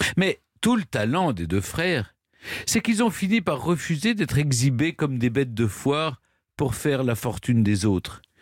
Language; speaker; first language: French; native; French